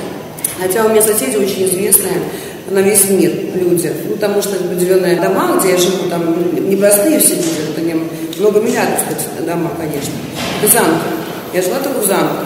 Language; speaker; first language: Russian; native; Russian